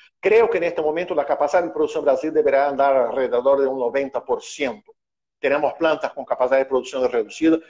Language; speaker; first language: Spanish; non-native, fluent; Portuguese